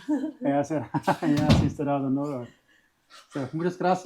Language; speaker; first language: Spanish; non-native, learner; Urdu